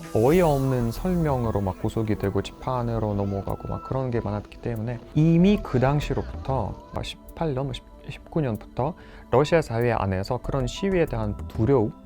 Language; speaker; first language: Korean; non-native, fluent; Russian